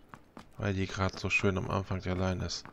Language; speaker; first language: German; native; German